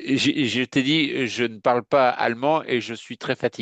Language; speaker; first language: French; native; French